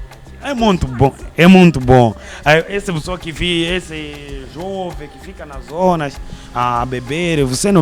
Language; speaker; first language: Portuguese; non-native, learner; Kinyarwanda